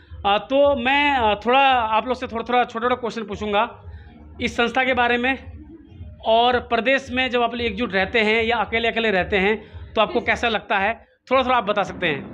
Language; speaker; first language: Hindi; native; Hindi